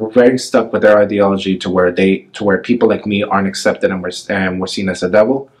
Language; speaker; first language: English; native; English